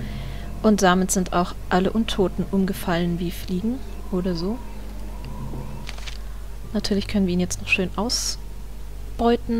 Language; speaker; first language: German; native; German